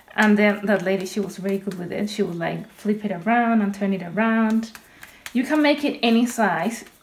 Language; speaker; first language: English; non-native, fluent; Spanish